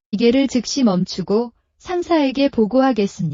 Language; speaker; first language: Korean; non-native, learner; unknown